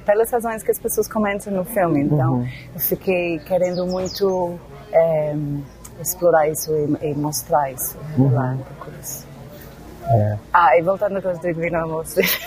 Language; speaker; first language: Portuguese; non-native, fluent; English